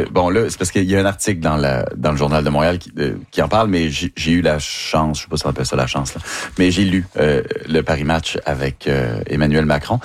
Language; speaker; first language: French; native; French